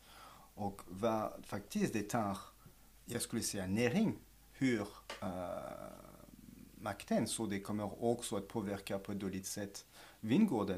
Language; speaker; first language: Swedish; non-native, fluent; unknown